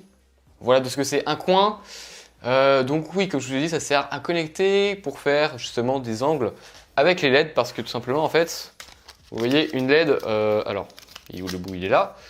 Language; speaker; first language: French; native; French